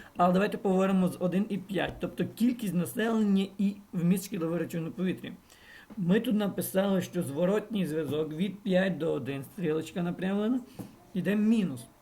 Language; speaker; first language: Ukrainian; non-native, local second language; Russian